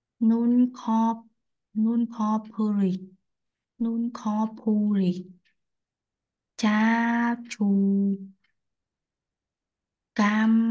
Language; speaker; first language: Korean; non-native, learner; Vietnamese